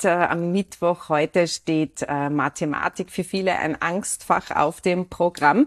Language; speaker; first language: German; native; German